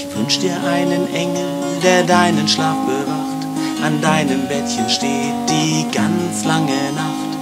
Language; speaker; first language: German; native; German